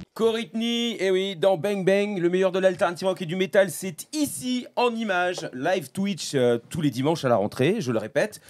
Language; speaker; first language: French; native; French